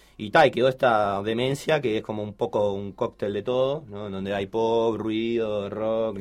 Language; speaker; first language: Spanish; native; Spanish